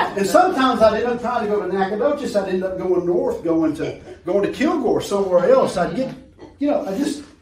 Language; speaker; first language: English; native; English